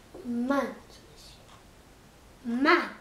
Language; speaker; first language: Chinese; early bilingual, heritage; Chinese